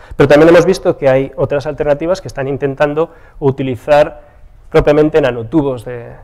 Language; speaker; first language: Spanish; native; Spanish